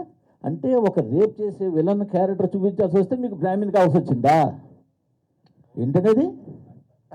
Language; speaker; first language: Telugu; native; Telugu